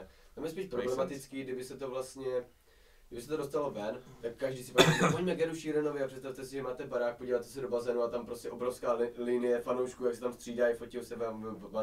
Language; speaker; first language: Czech; native; Czech